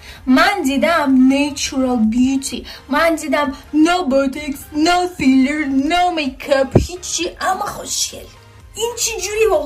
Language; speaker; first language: Persian; non-native, learner; Turkish